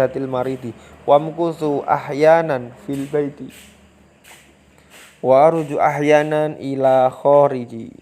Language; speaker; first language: Arabic; non-native, learner; Indonesian